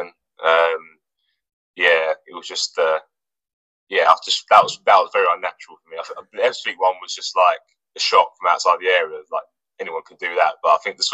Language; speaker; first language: English; non-native, local second language; Russian